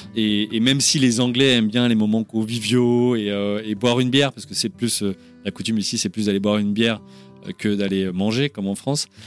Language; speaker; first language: French; native; French